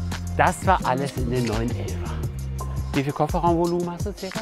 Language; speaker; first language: German; native; German